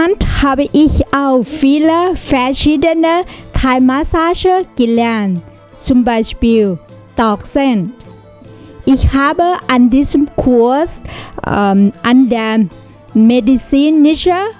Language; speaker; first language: German; non-native, learner; Thai